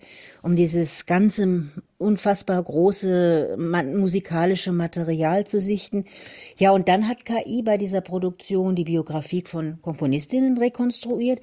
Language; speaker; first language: German; native; German